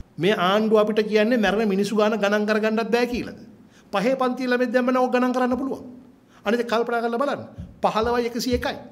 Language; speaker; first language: Sinhala; native; Sinhala